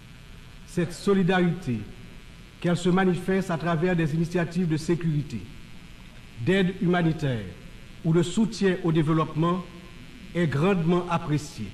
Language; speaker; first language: French; non-native, local second language; Haitian Creole